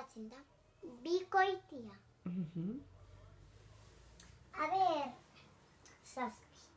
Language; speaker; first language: Basque; non-native, local second language; Spanish